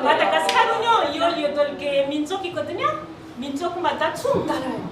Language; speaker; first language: Korean; non-native, fluent; Malagasy